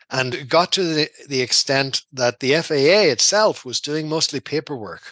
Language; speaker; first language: English; native; English